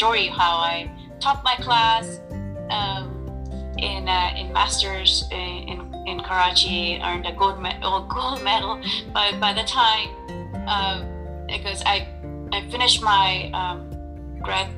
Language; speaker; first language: English; non-native, local second language; Urdu